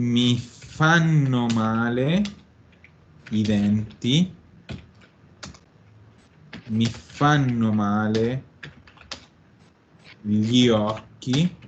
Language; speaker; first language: Italian; non-native, fluent; Spanish